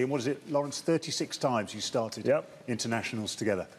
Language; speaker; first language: English; native; English